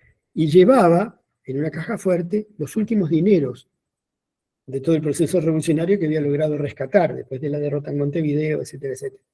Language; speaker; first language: Spanish; native; Spanish